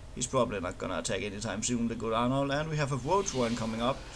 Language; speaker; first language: English; non-native, fluent; Danish